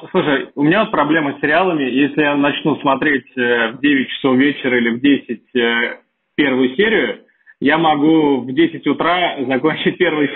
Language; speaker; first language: Russian; native; Russian